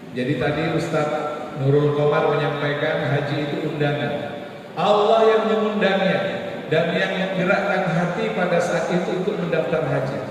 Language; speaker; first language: Indonesian; non-native, local second language; Madurese